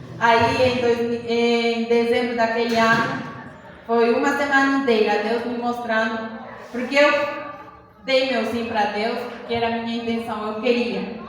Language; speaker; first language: Portuguese; native; Portuguese